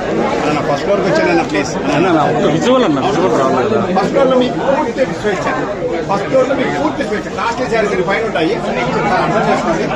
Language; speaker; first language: Telugu; native; Telugu